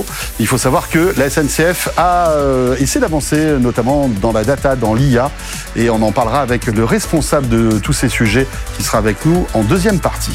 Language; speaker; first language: French; native; French